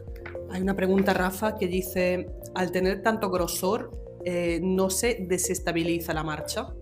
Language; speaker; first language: Spanish; native; Spanish